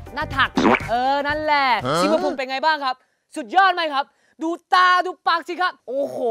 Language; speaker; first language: Thai; non-native, fluent; Korean